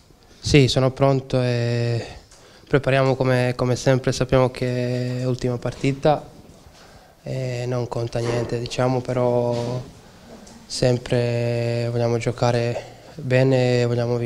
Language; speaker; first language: Italian; non-native, learner; Serbian